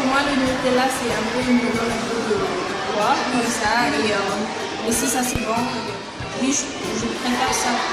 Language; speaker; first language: French; non-native, learner; Arabic